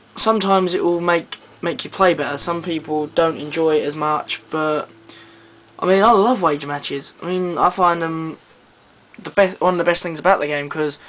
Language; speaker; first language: English; native; English